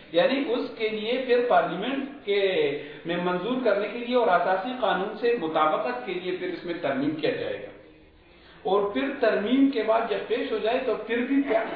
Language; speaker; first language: Urdu; non-native, local second language; Pashto